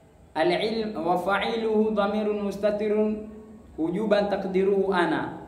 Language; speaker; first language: Arabic; non-native, fluent; Swahili